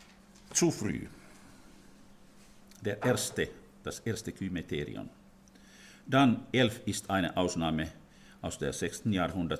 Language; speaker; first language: German; non-native, fluent; Finnish